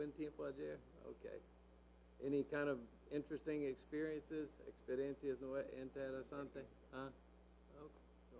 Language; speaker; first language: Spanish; non-native, learner; English